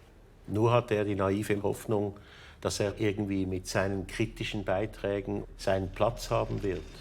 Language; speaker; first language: German; native; German